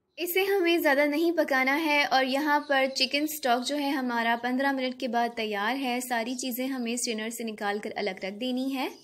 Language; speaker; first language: Hindi; native; Hindi